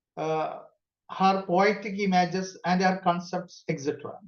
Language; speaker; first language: English; non-native, local second language; Malayalam